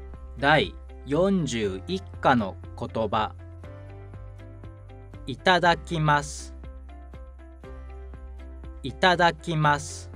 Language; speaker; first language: Japanese; native; Japanese